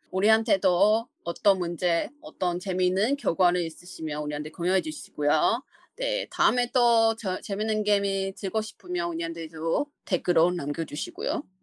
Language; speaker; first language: Korean; non-native, fluent; Chinese